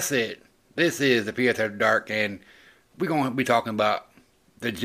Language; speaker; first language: English; native; English